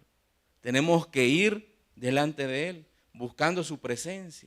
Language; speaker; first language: Spanish; native; Spanish